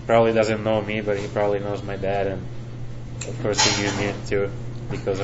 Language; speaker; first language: English; non-native, fluent; Finnish